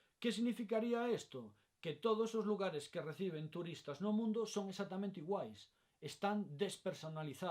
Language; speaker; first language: Galician; non-native, local second language; Spanish